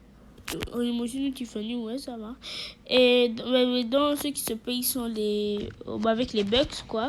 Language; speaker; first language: French; native; French